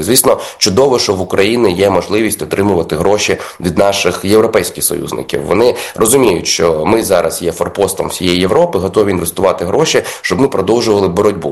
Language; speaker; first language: Ukrainian; native; Ukrainian